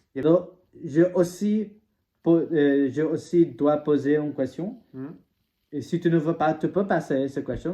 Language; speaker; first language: French; non-native, learner; English